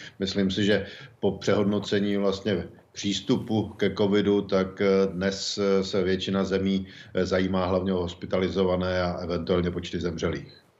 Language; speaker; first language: Czech; native; Czech